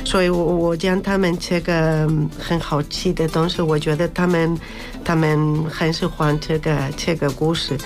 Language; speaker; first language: Chinese; non-native, fluent; Spanish